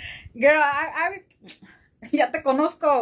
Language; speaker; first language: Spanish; early bilingual, heritage; Spanish